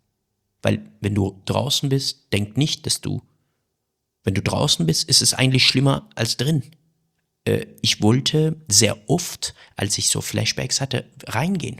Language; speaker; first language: German; early bilingual, other home language; Persian